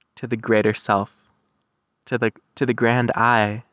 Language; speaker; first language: English; native; English